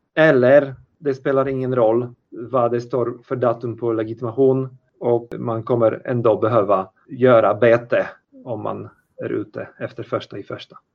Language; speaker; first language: Swedish; non-native, fluent; Polish